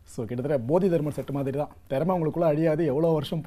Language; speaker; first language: Tamil; native; Tamil